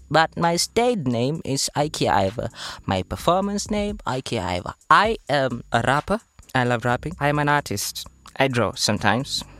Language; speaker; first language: English; non-native, local second language; Luyia